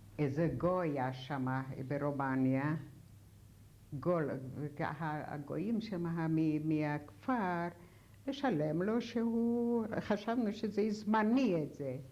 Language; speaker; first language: Hebrew; non-native, fluent; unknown